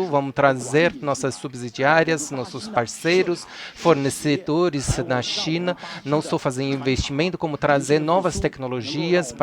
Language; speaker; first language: Portuguese; non-native, fluent; Chinese